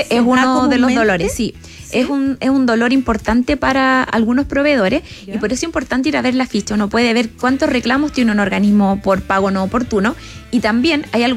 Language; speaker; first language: Spanish; native; Spanish